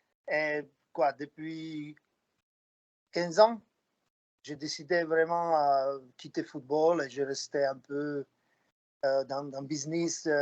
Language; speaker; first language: French; non-native, fluent; Slovak